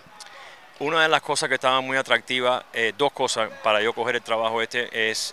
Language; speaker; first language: Spanish; early bilingual, other home language; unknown